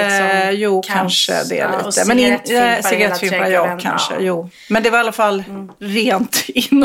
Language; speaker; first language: Swedish; native; Swedish